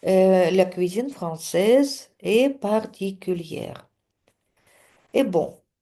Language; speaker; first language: French; non-native, fluent; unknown